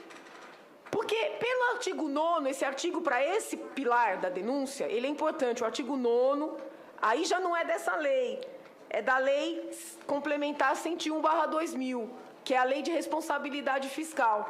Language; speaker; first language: Portuguese; native; Portuguese